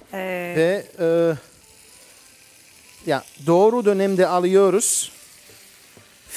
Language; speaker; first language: Turkish; non-native, fluent; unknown